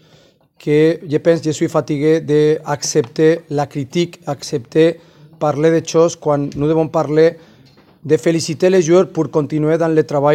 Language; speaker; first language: French; non-native, fluent; Spanish